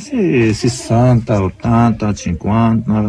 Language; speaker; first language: Italian; non-native, learner; Arabic